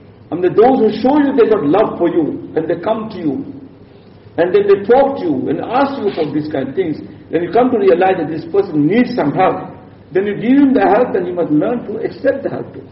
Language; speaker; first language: English; non-native, local second language; Urdu